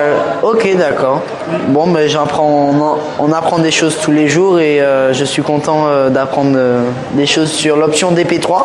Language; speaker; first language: French; native; French